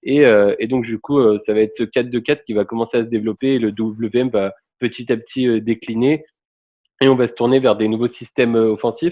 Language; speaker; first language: French; native; French